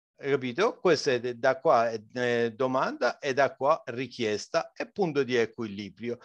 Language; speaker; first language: Italian; non-native, fluent; Persian